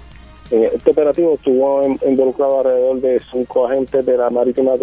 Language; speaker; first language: Spanish; native; Spanish